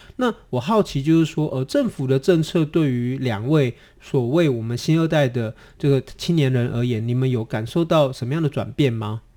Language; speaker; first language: Chinese; native; Chinese